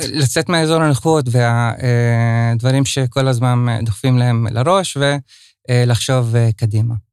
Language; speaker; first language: Hebrew; non-native, local second language; Arabic